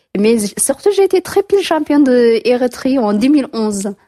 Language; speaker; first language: French; non-native, learner; Tigrinya